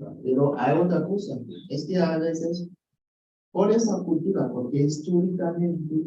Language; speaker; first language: Spanish; non-native, fluent; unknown